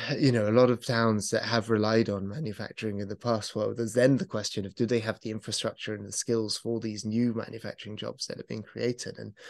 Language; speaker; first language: English; native; English